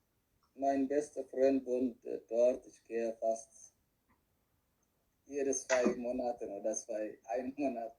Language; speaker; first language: German; non-native, learner; Tigrinya